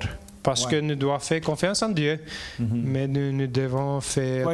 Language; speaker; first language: French; non-native, learner; English